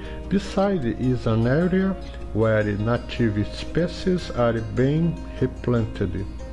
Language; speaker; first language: English; non-native, fluent; Portuguese